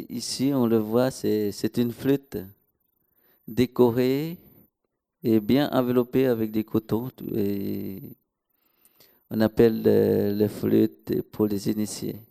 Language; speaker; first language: French; non-native, local second language; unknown